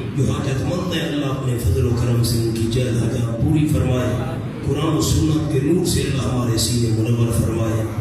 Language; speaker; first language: Urdu; non-native, local second language; Pashto